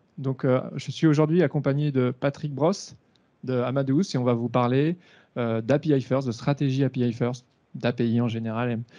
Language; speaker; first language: French; native; French